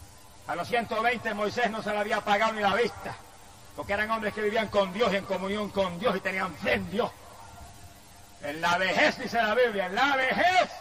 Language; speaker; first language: Spanish; native; Spanish